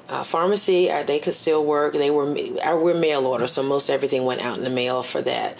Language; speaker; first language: English; native; English